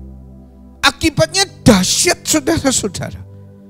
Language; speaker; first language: Indonesian; native; Indonesian